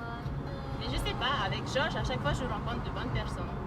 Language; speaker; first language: French; native; French